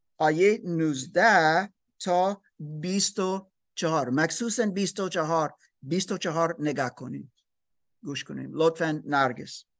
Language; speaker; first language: Persian; non-native, learner; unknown